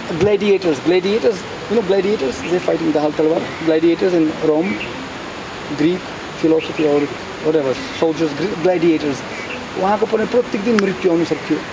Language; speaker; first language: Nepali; non-native, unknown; Russian